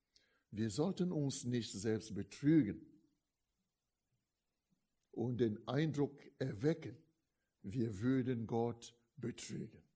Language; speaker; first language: German; non-native, fluent; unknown